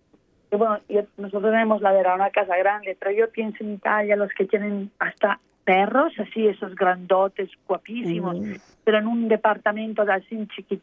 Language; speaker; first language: Spanish; native; Spanish